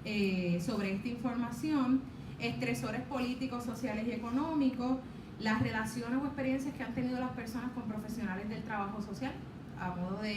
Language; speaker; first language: Spanish; native; Spanish